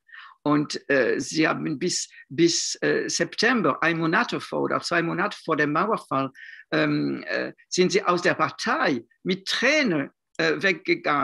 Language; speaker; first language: German; non-native, fluent; French